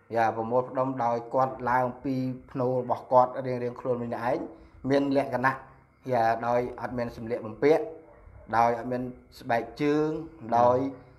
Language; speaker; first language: Khmer; non-native, local second language; Eastern Cham